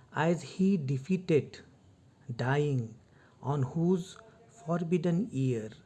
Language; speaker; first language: English; non-native, local second language; Marathi